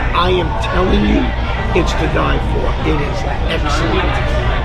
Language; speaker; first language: English; native; English